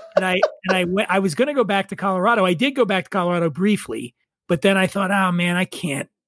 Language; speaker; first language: English; native; English